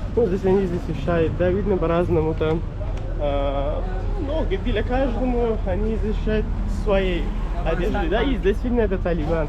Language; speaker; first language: Russian; non-native, learner; Pashto